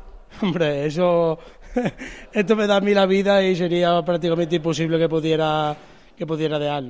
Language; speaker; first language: Spanish; native; Spanish